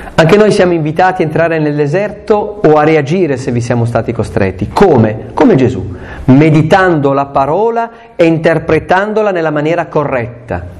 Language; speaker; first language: Italian; non-native, local second language; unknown